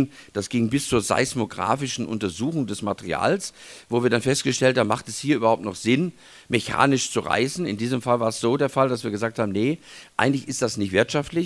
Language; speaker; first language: German; native; German